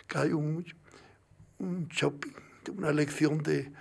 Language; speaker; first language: Spanish; native; Spanish